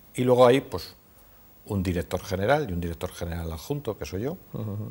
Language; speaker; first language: Spanish; native; Spanish